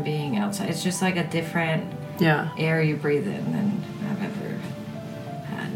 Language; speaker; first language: English; early bilingual, other home language; Icelandic